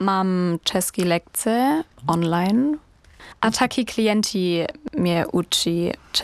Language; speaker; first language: Czech; non-native, learner; German